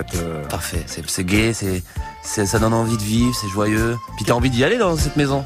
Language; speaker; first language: French; native; French